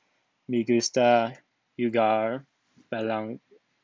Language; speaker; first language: Spanish; non-native, learner; English